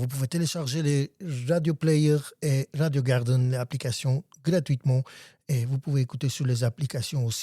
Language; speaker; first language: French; non-native, learner; Armenian